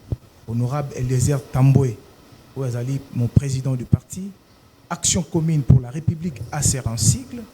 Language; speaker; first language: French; non-native, local second language; Lingala